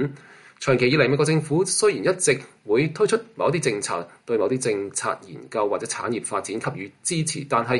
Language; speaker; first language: Chinese; non-native, local second language; Cantonese